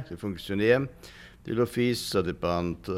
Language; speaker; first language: French; non-native, fluent; German